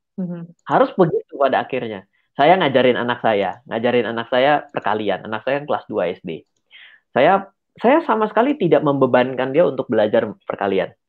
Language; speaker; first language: Indonesian; native; Indonesian